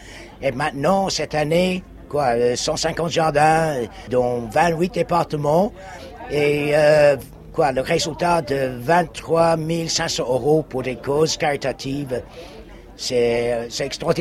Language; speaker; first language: French; non-native, fluent; English